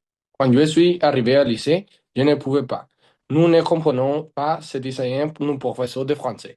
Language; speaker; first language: French; non-native, learner; Spanish